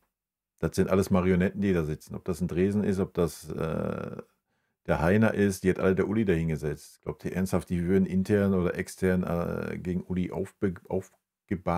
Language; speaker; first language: German; native; German